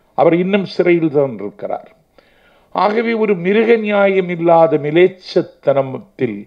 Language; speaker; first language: Tamil; native; Tamil